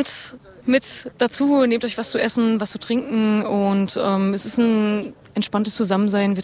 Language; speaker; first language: German; native; German